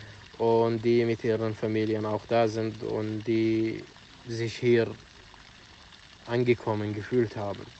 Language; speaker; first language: German; non-native, fluent; Arabic